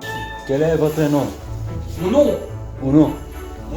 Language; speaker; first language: French; non-native, learner; English